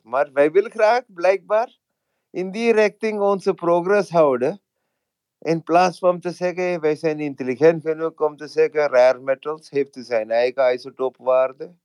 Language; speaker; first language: Dutch; non-native, fluent; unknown